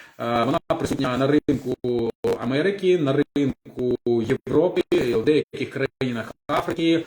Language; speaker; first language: Ukrainian; non-native, local second language; Russian